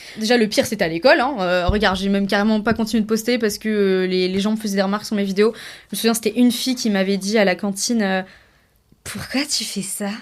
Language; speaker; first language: French; native; French